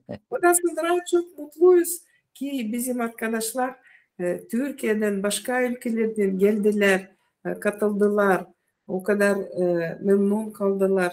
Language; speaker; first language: Turkish; non-native, learner; Russian